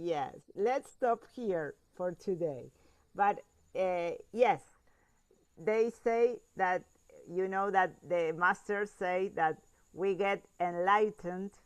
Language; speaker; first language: English; non-native, fluent; Spanish